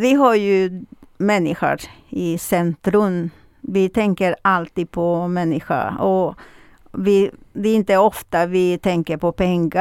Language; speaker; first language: Swedish; non-native, fluent; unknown